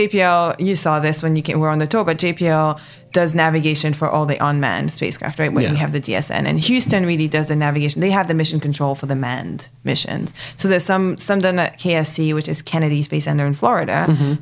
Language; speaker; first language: English; non-native, local second language; French